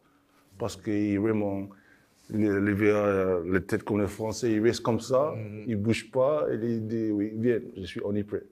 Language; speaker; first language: French; non-native, learner; English